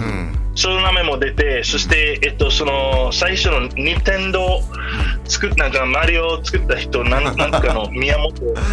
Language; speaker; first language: Japanese; non-native, fluent; English